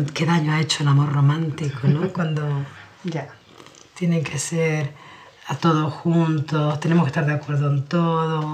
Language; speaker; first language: Spanish; native; Spanish